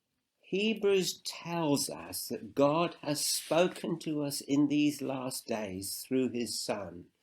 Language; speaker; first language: English; native; English